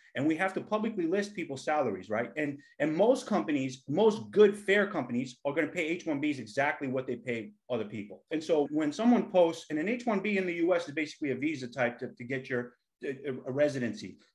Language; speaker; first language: English; native; English